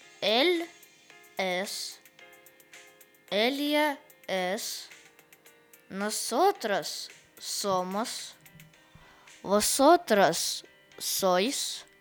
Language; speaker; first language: Spanish; non-native, learner; Russian